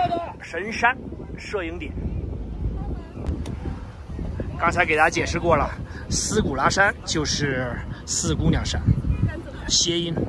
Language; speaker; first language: Chinese; native; Chinese